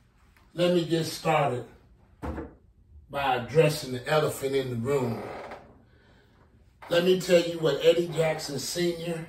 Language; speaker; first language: English; native; English